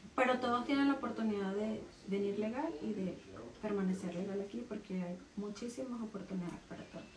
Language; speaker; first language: Spanish; native; Spanish